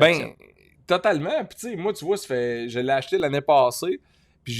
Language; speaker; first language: French; native; French